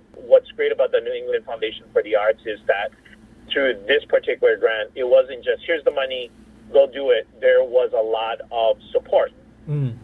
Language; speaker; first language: English; native; English